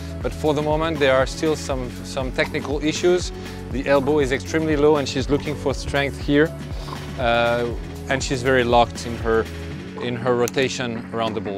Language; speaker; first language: English; non-native, fluent; French